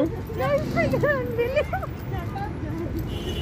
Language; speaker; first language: English; non-native, local second language; Filipino